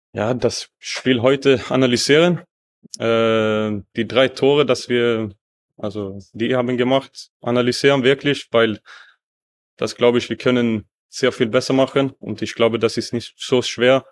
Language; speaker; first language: German; non-native, learner; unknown